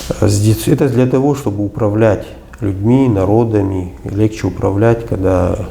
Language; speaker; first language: Russian; non-native, local second language; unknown